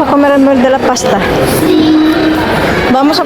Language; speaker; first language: Spanish; non-native, fluent; Filipino